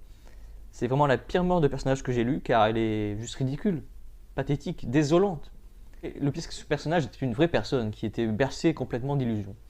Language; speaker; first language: French; native; French